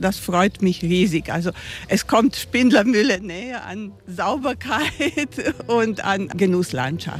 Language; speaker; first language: German; non-native, fluent; Romanian